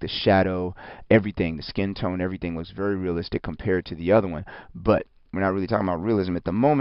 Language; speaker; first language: English; native; English